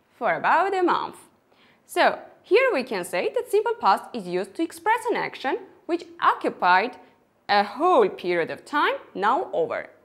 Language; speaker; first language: English; non-native, fluent; Armenian